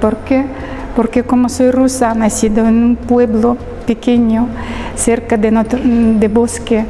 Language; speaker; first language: Spanish; non-native, learner; Russian